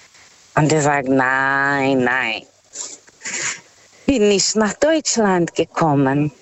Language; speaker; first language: German; non-native, fluent; Portuguese